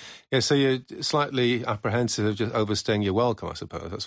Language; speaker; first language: English; native; English